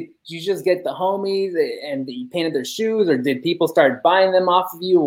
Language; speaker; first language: English; early bilingual, other home language; Spanish